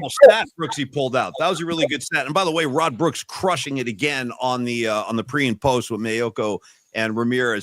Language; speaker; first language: English; native; English